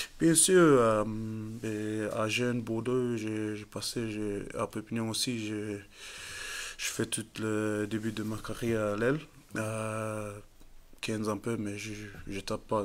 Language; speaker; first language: French; non-native, fluent; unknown